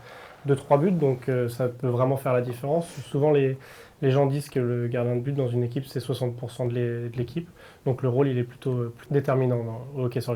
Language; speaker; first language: French; native; French